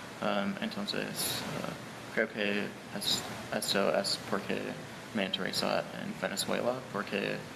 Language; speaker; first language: Spanish; non-native, learner; English